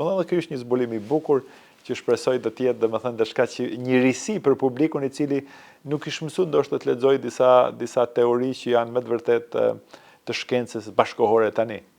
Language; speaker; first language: Albanian; native; Albanian